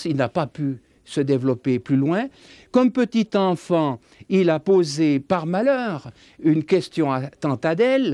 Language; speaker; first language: French; native; French